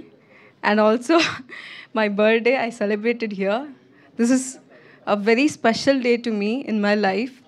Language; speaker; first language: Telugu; non-native, local second language; Tamil